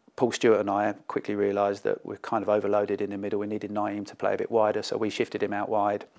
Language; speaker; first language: English; native; English